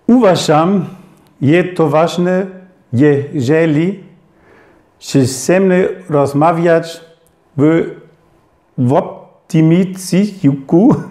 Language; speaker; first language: Polish; non-native, learner; German